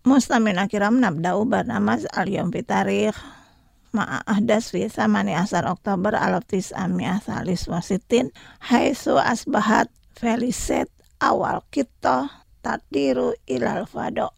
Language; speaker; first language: Arabic; non-native, learner; Indonesian